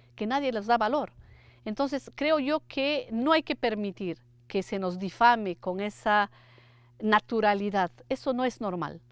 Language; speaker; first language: Spanish; native; Spanish